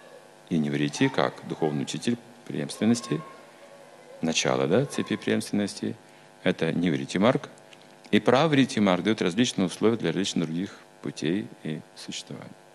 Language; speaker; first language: Russian; native; Russian